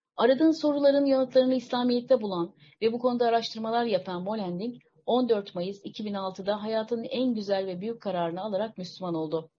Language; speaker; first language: Turkish; native; Turkish